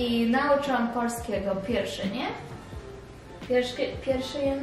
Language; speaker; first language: Polish; early bilingual, heritage; English